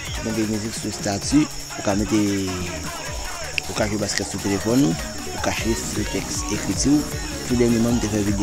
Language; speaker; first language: French; non-native, learner; Haitian Creole